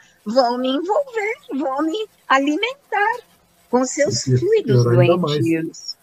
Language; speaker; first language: Portuguese; native; Portuguese